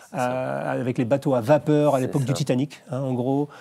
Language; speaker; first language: French; native; French